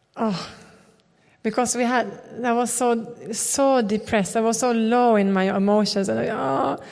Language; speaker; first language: English; non-native, fluent; Swedish